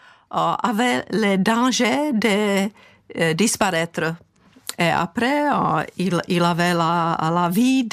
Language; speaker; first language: French; non-native, fluent; Czech